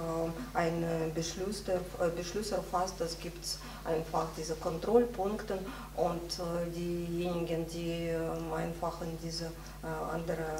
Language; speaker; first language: German; non-native, fluent; Russian